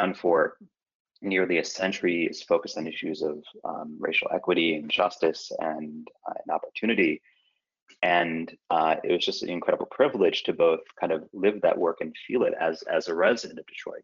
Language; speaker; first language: English; native; English